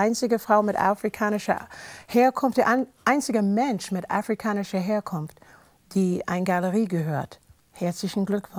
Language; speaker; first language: German; non-native, fluent; English